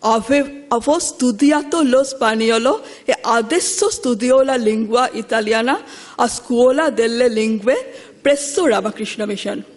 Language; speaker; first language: Italian; non-native, learner; Bangla